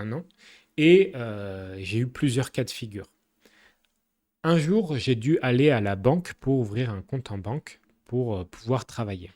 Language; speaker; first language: French; native; French